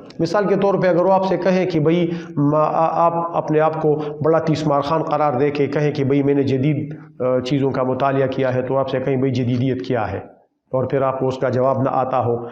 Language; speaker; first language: Urdu; non-native, local second language; Pashto